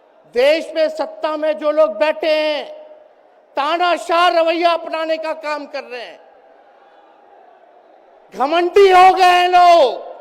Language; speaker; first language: Hindi; native; Hindi